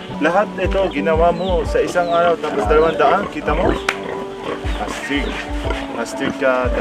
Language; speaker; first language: Filipino; non-native, learner; Arabic